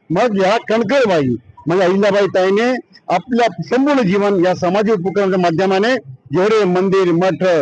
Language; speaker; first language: Marathi; non-native, local second language; Hindi